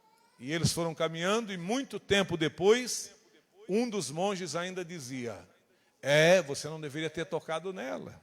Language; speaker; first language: Portuguese; native; Portuguese